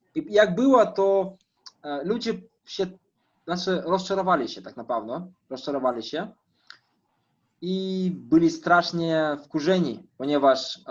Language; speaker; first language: Polish; non-native, fluent; Russian